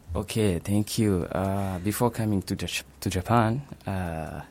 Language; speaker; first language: English; non-native, local second language; Kinyarwanda